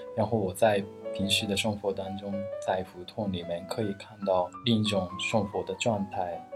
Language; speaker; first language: Chinese; non-native, fluent; Japanese